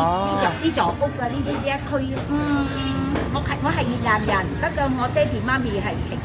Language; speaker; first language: Cantonese; early bilingual, heritage; Cantonese